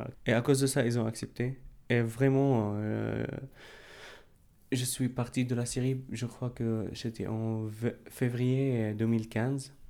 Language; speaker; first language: French; non-native, fluent; Arabic